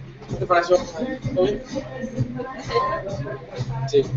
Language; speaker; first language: Spanish; native; Spanish